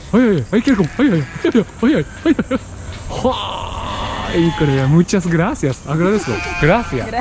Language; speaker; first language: Spanish; non-native, learner; Japanese